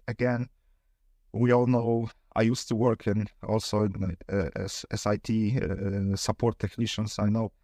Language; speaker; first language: English; non-native, fluent; Polish